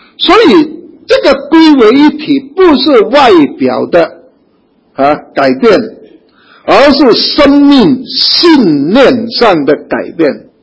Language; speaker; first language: Chinese; native; Chinese